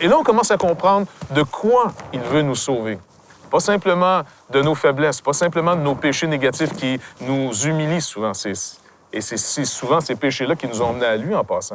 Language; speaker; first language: French; native; French